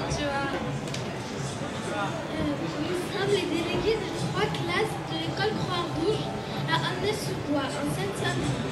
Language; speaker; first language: French; native; French